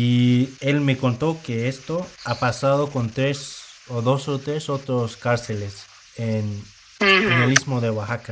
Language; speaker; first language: Spanish; non-native, fluent; English